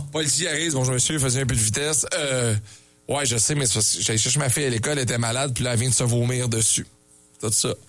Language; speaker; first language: French; native; French